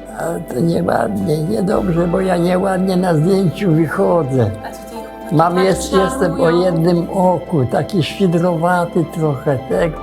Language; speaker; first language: Polish; native; Polish